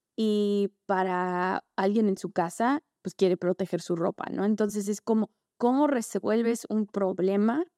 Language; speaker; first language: Spanish; early bilingual, heritage; Spanish